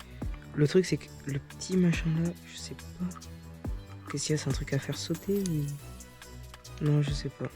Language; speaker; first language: French; native; French